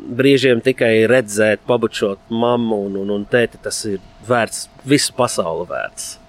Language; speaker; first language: Latvian; non-native, fluent; Arabic